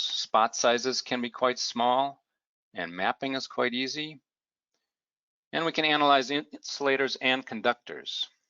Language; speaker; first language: English; native; English